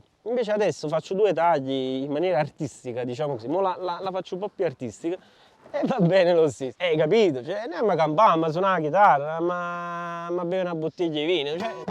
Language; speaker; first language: Italian; native; Italian